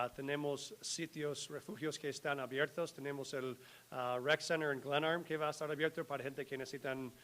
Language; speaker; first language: Spanish; non-native, learner; English